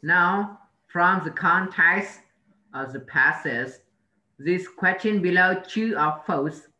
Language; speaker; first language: English; non-native, learner; Vietnamese